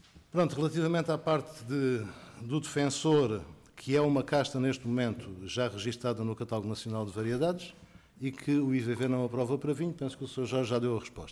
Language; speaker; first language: Portuguese; native; Portuguese